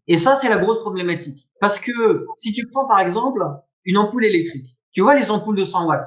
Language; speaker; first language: French; native; French